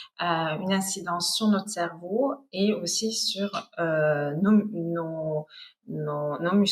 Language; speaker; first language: French; non-native, fluent; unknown